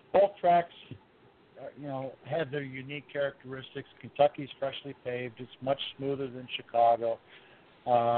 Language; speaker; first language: English; native; English